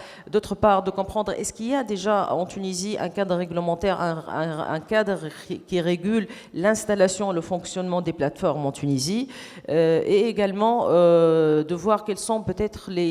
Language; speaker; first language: French; non-native, local second language; Arabic